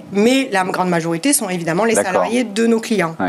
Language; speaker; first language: French; native; French